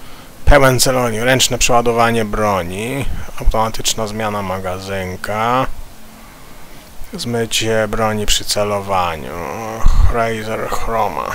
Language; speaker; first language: Polish; native; Polish